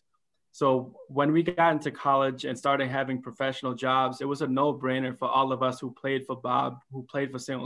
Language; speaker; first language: English; early bilingual, other home language; Khmer